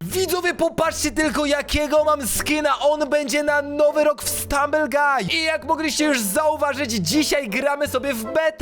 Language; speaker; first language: Polish; native; Polish